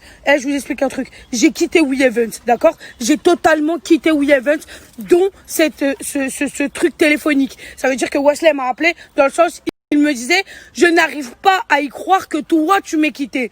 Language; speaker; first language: French; native; French